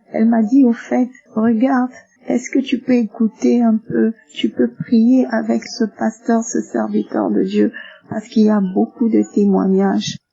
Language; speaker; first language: French; non-native, local second language; Lingala